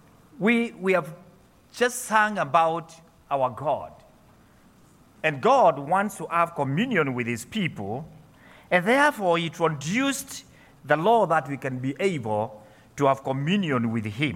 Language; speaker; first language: English; non-native, local second language; Kikuyu